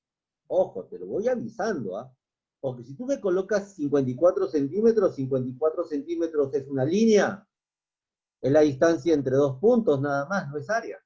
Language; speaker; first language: Spanish; native; Spanish